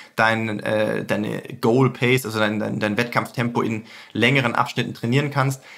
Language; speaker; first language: German; native; German